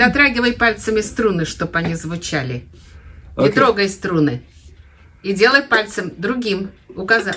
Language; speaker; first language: Russian; native; Russian